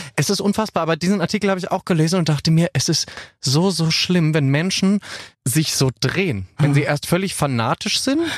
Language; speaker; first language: German; native; German